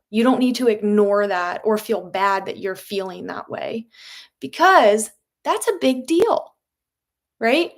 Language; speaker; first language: English; native; English